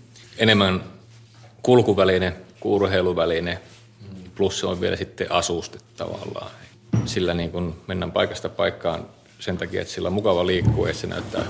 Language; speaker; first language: Finnish; native; Finnish